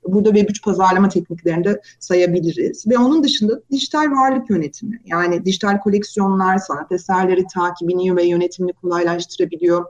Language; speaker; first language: Turkish; native; Turkish